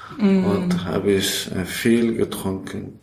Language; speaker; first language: German; non-native, learner; Persian